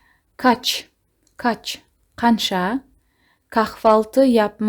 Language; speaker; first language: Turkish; non-native, fluent; Kazakh